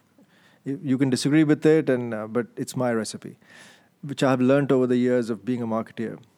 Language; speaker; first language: English; non-native, local second language; Hindi